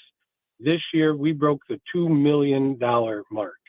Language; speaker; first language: English; native; English